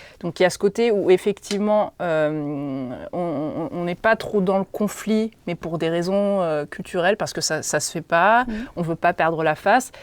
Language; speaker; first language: French; native; French